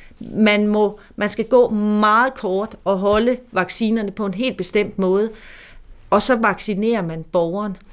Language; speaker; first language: Danish; native; Danish